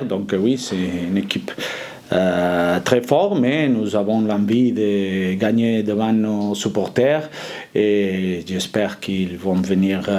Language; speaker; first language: French; non-native, fluent; Spanish